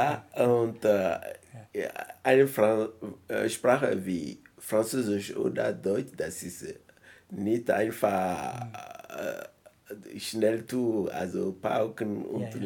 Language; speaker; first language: German; non-native, learner; French